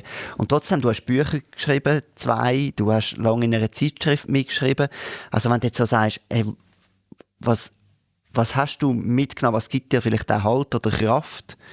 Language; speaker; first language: German; native; German